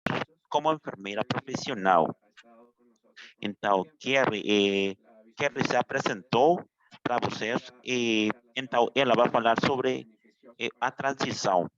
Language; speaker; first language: Portuguese; non-native, fluent; Spanish